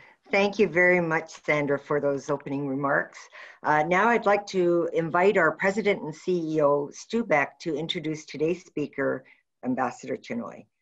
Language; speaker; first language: English; native; English